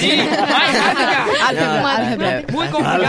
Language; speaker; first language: Spanish; early bilingual, heritage; Spanish